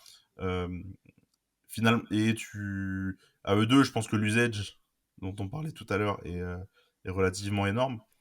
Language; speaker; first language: French; native; French